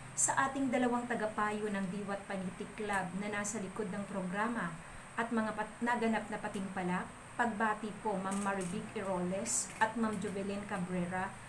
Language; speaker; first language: Filipino; non-native, local second language; Bikol